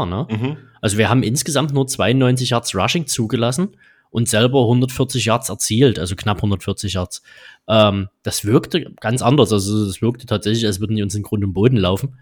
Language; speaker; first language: German; native; German